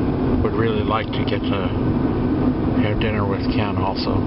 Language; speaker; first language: English; native; English